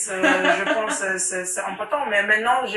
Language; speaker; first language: French; non-native, learner; English